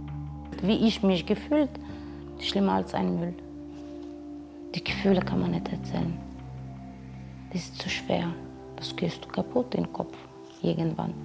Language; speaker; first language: German; non-native, learner; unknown